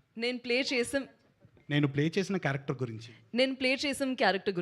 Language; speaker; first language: Telugu; non-native, learner; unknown